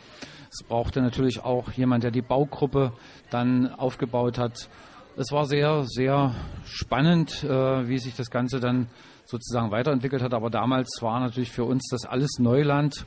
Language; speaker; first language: German; native; German